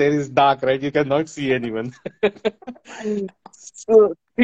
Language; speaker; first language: English; non-native, local second language; Marathi